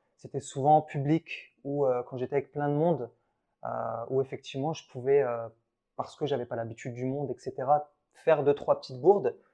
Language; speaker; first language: French; early bilingual, other home language; Arabic